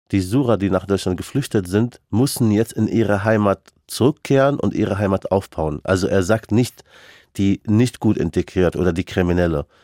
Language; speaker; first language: German; non-native, fluent; Arabic